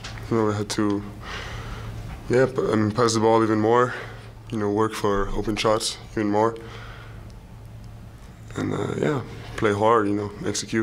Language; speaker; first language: English; non-native, fluent; French